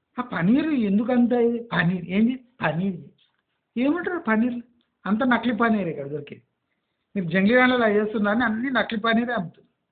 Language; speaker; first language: Telugu; native; Telugu